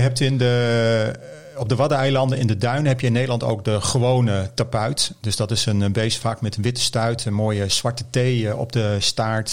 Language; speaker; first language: Dutch; native; Dutch